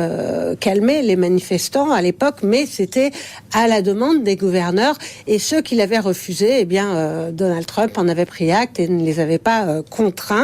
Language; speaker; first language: French; native; French